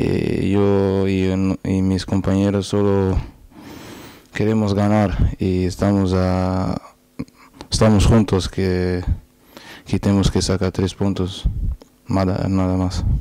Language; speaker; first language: Spanish; non-native, learner; Portuguese